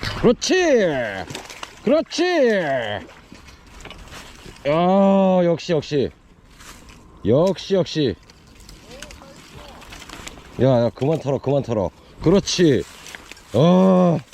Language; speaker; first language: Korean; native; Korean